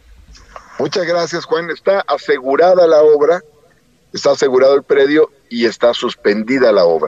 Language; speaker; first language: Spanish; native; Spanish